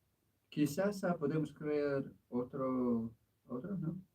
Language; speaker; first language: Spanish; non-native, learner; English